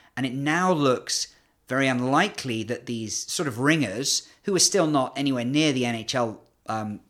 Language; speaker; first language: English; native; English